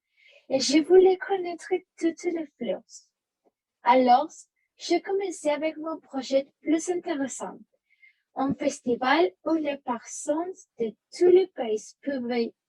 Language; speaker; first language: French; non-native, learner; Spanish